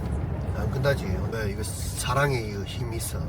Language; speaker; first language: Korean; native; Korean